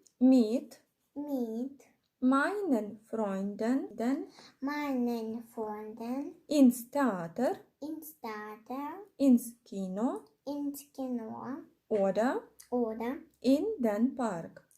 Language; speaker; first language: German; non-native, fluent; Ukrainian